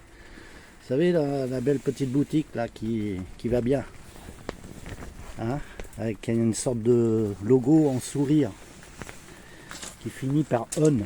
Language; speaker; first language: French; native; French